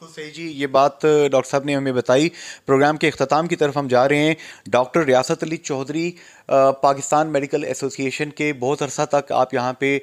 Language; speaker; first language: Urdu; non-native, local second language; Pahari-Potwari